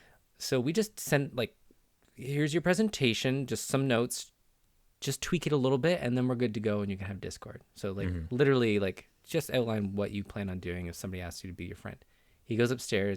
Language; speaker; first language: English; native; English